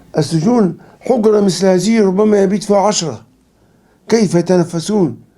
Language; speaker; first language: Arabic; native; Arabic